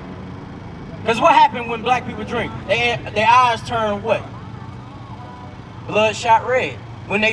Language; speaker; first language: English; native; English